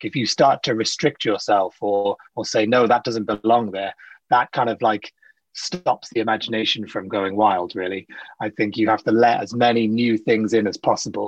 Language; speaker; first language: English; native; English